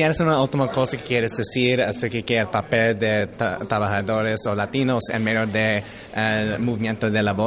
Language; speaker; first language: Spanish; early bilingual, heritage; English